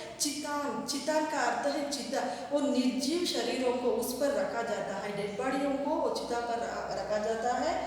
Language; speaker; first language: Hindi; non-native, local second language; Kannada